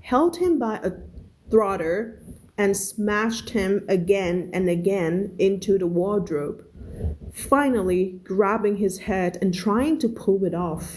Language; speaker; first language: English; non-native, fluent; Thai